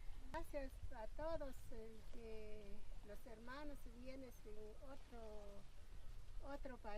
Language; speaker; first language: Spanish; non-native, local second language; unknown